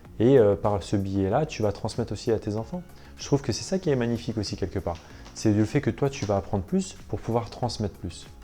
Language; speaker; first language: French; native; French